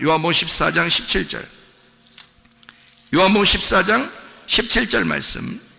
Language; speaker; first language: Korean; native; Korean